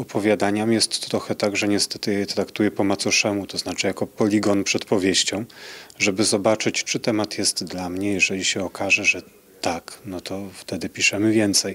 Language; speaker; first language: Polish; native; Polish